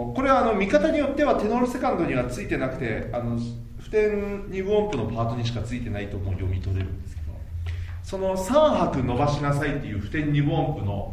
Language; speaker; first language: Japanese; native; Japanese